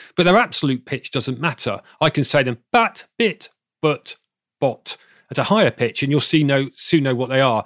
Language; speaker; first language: English; native; English